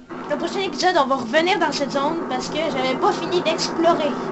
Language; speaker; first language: French; native; French